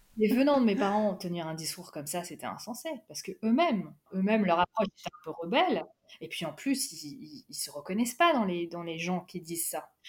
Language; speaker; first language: French; early bilingual, other home language; Urdu